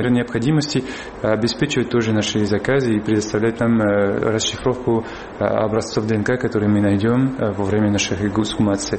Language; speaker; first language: Russian; non-native, fluent; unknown